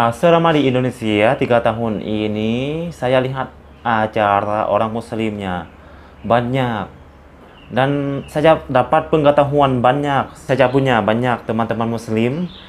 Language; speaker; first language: Indonesian; non-native, learner; Lao